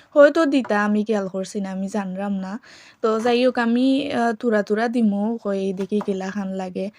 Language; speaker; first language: Bangla; non-native, local second language; Sylheti